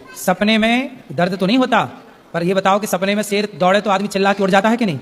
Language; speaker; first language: Hindi; native; Hindi